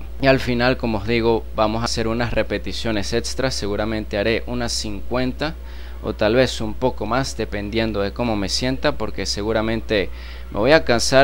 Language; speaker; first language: Spanish; native; Spanish